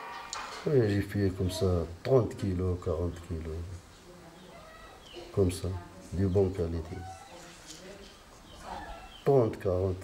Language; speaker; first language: French; non-native, local second language; Arabic